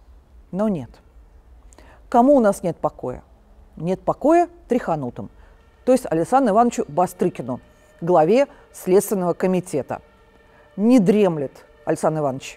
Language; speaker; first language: Russian; native; Russian